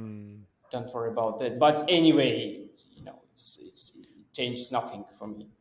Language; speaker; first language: English; non-native, fluent; Russian